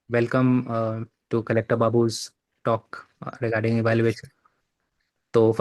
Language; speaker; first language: English; non-native, local second language; Hindi